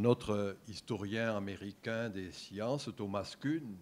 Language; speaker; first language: French; native; French